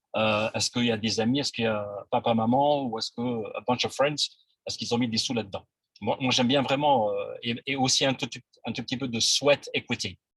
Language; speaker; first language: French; non-native, local second language; Arabic